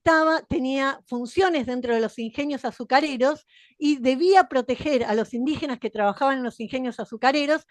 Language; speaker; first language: Spanish; native; Spanish